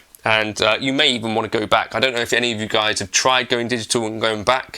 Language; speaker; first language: English; native; English